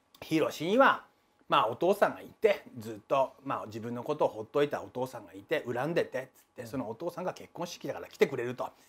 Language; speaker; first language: Japanese; native; Japanese